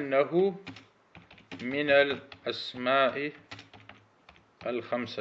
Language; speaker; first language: Arabic; early bilingual, heritage; Arabic